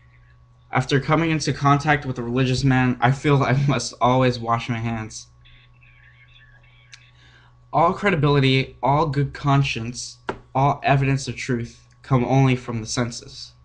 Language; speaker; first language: English; native; English